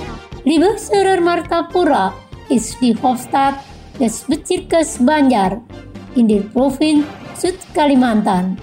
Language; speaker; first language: German; non-native, fluent; Indonesian